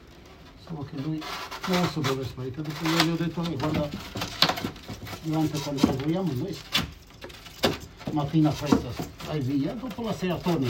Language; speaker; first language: Italian; non-native, learner; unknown